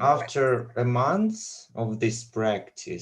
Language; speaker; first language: English; non-native, learner; Russian